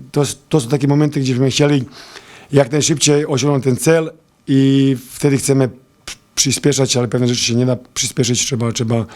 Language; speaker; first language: Polish; non-native, fluent; Serbian